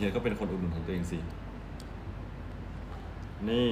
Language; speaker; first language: Chinese; non-native, learner; Thai